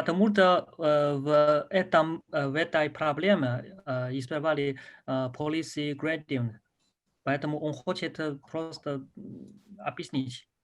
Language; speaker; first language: Russian; non-native, learner; Chinese